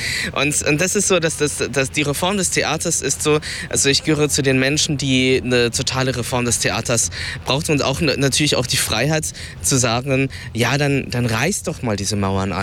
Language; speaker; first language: German; early bilingual, other home language; Vietnamese